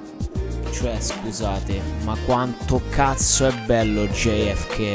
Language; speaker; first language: Italian; native; Italian